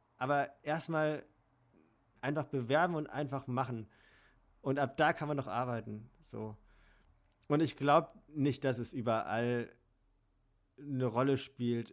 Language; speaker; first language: German; native; German